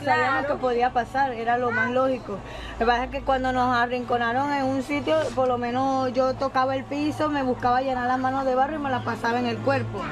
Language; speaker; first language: Spanish; native; Spanish